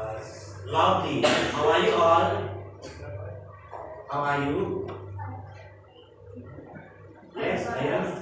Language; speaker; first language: English; non-native, learner; Indonesian